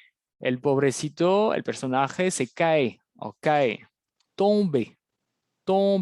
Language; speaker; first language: Spanish; non-native, fluent; French